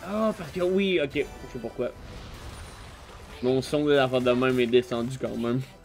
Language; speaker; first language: French; native; French